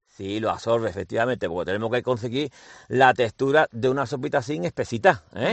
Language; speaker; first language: Spanish; native; Spanish